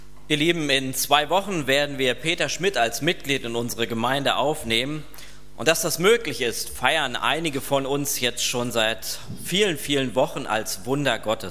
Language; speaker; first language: German; native; German